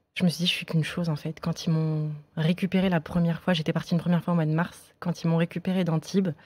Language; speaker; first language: French; native; French